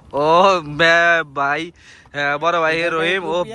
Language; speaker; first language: Hindi; non-native, learner; Bangla